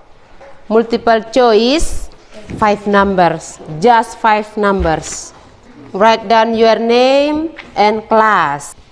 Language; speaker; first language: English; non-native, learner; Indonesian